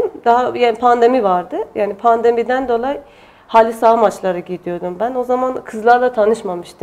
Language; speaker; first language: Turkish; non-native, fluent; Persian